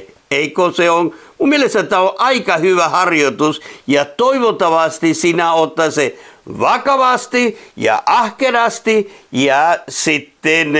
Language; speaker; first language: Finnish; non-native, fluent; Spanish